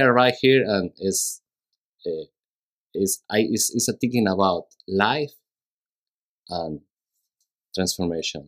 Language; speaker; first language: English; non-native, learner; Spanish